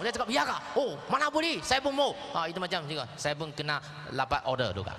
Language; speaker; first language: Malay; non-native, local second language; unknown